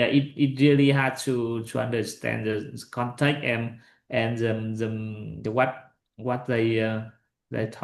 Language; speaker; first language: English; non-native, learner; Vietnamese